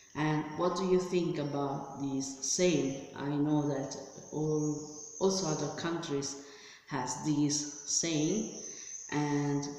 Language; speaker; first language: English; non-native, fluent; Italian